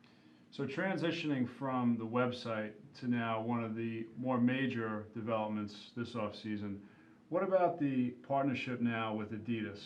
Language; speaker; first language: English; native; English